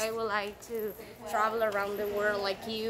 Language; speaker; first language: English; non-native, fluent; Spanish